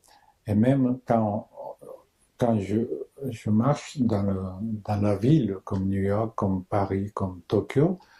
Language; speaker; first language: French; non-native, fluent; Japanese